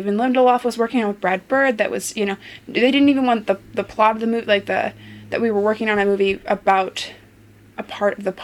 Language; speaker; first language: English; native; English